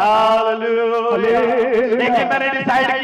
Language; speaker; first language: Hindi; native; Hindi